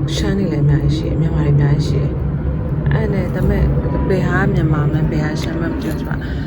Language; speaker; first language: Burmese; non-native, local second language; Shan